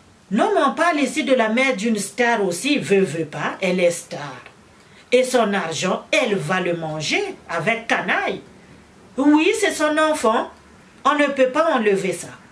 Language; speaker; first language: French; non-native, local second language; Lingala